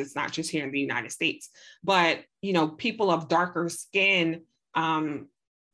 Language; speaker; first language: English; native; English